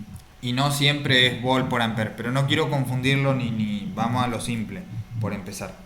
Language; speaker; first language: Spanish; native; Spanish